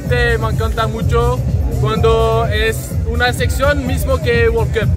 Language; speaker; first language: Spanish; non-native, learner; French